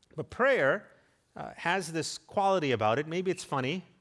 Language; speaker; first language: English; native; English